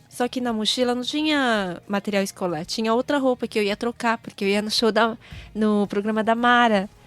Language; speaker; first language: Portuguese; early bilingual, other home language; Korean